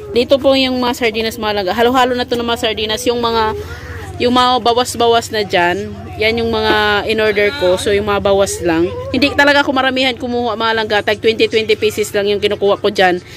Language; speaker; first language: Filipino; non-native, local second language; Cebuano